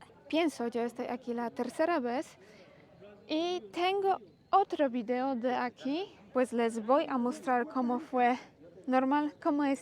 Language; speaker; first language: Spanish; non-native, learner; Polish